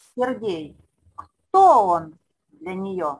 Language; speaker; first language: Russian; non-native, fluent; Spanish